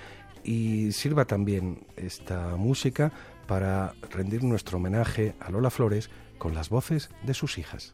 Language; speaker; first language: Spanish; native; Spanish